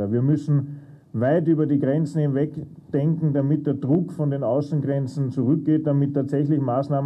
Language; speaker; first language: German; native; German